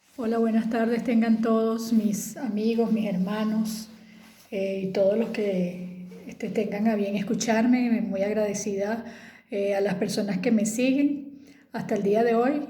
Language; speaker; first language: Spanish; native; Spanish